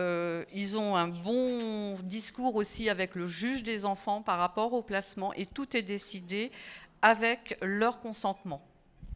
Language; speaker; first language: French; native; French